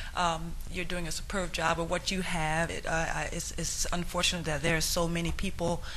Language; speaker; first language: English; native; English